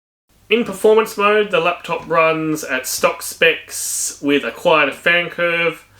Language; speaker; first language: English; native; English